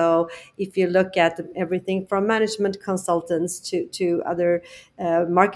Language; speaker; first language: English; non-native, fluent; Swedish